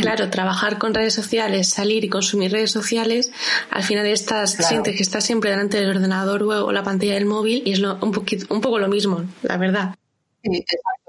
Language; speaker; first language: Spanish; native; Spanish